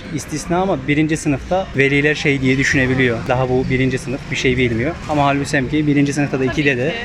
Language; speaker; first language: Turkish; native; Turkish